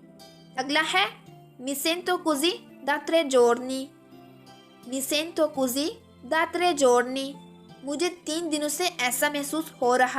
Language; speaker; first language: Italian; non-native, fluent; Urdu